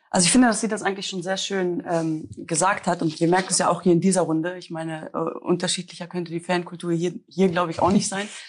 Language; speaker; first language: German; native; German